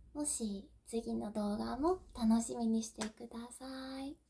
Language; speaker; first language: Japanese; non-native, learner; English